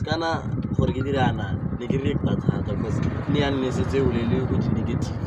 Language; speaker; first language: English; non-native, learner; Tswana